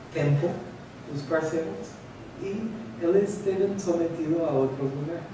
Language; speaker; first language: Portuguese; non-native, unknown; English